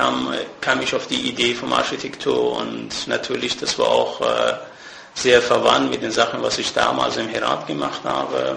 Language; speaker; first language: German; non-native, fluent; Persian